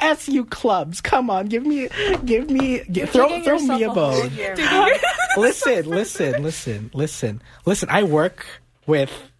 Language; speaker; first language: English; native; English